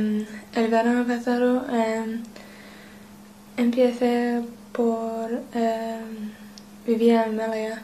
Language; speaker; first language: Spanish; non-native, learner; English